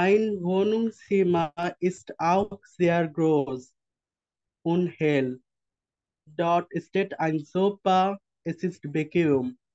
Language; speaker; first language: German; non-native, learner; Bangla